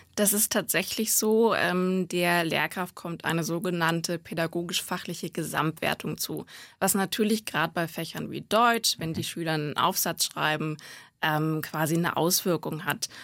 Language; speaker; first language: German; native; German